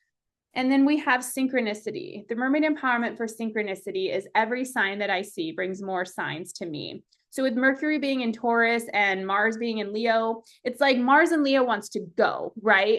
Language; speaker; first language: English; native; English